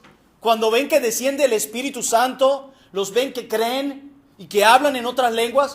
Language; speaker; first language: Spanish; native; Spanish